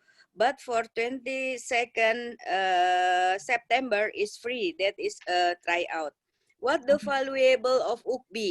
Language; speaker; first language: English; non-native, learner; Indonesian